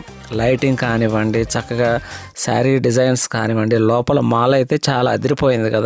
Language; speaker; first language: Telugu; native; Telugu